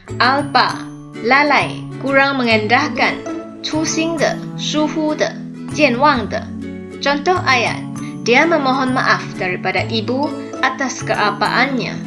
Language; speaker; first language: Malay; non-native, local second language; Chinese